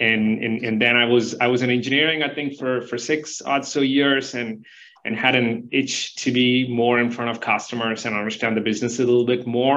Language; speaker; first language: English; non-native, local second language; Telugu